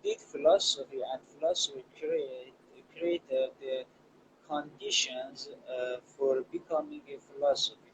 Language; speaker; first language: English; non-native, learner; Persian